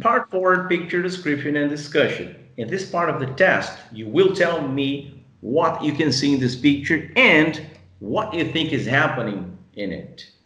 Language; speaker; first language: English; non-native, fluent; Portuguese